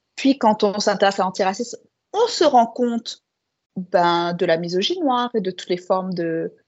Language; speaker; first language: French; native; French